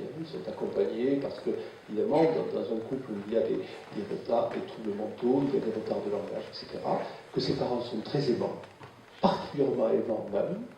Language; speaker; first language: French; native; French